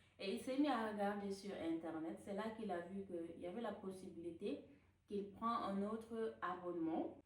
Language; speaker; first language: French; non-native, local second language; Wolof